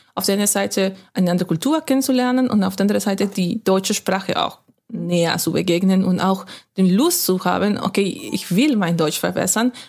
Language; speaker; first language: German; non-native, fluent; Spanish